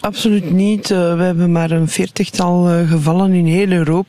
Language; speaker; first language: Dutch; native; Dutch